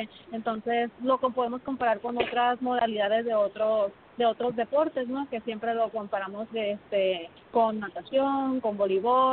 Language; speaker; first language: Spanish; native; Spanish